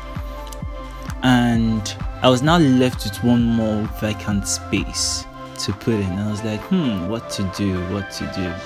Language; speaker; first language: English; non-native, local second language; Igbo